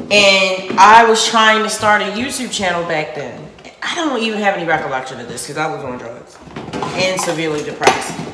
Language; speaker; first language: English; native; English